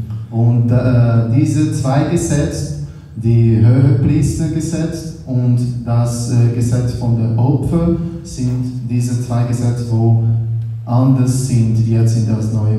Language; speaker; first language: German; non-native, learner; Portuguese